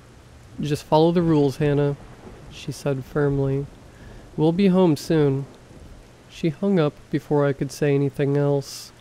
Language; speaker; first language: English; native; English